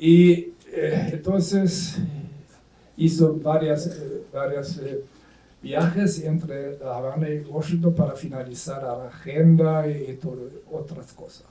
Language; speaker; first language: Spanish; non-native, fluent; Swedish